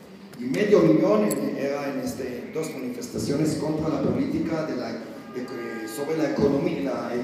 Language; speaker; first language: Spanish; non-native, learner; Hebrew